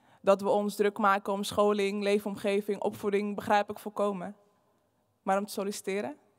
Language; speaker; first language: Dutch; early bilingual, other home language; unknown